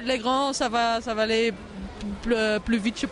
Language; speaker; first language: French; non-native, local second language; Dutch